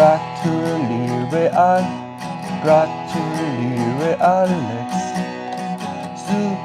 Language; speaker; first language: German; non-native, learner; English